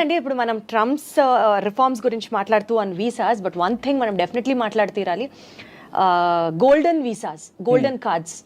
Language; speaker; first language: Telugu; native; Telugu